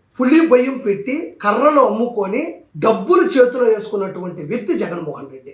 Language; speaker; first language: Telugu; native; Telugu